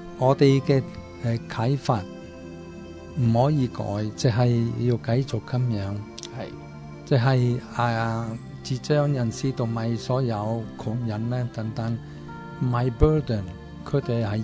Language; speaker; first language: Cantonese; non-native, fluent; Italian